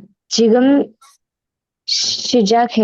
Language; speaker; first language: Korean; non-native, learner; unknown